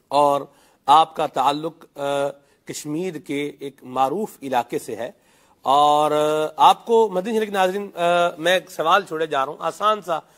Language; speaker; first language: Urdu; non-native, local second language; Punjabi